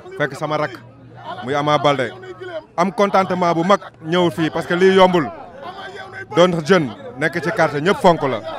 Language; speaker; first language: Wolof; native; Wolof